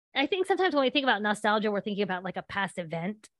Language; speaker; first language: English; early bilingual, other home language; Gujarati